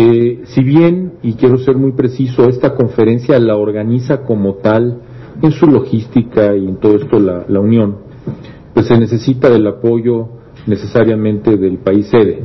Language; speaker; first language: Spanish; native; Spanish